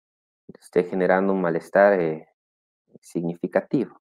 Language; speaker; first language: Spanish; native; Spanish